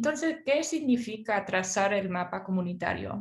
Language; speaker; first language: Spanish; non-native, fluent; English